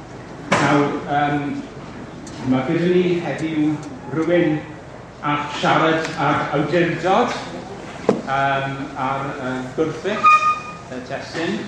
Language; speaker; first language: Welsh; native; Welsh